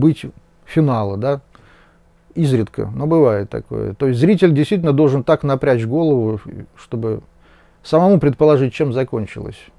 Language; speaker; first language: Russian; native; Russian